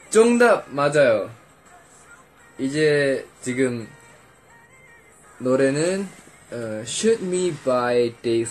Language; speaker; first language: Korean; non-native, fluent; Indonesian